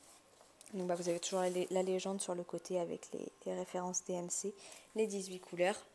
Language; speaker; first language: French; native; French